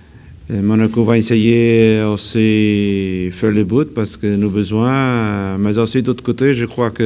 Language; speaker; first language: French; non-native, learner; Portuguese